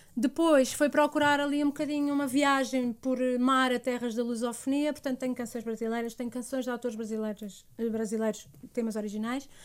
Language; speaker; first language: Portuguese; native; Portuguese